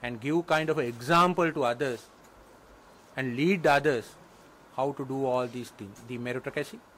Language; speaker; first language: English; non-native, local second language; Sinhala